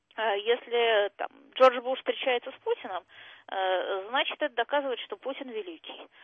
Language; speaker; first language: Russian; native; Russian